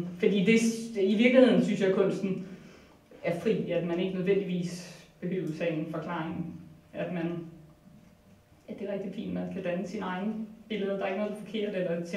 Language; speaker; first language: Danish; native; Danish